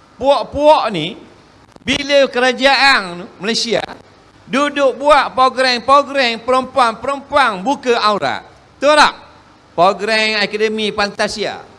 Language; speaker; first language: Malay; native; Malay